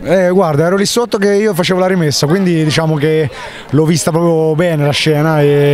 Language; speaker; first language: Italian; native; Italian